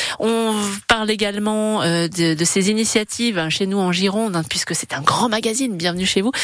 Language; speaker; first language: French; native; French